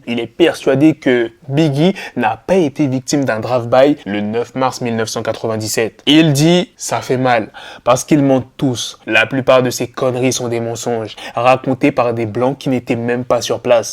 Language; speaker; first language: French; native; French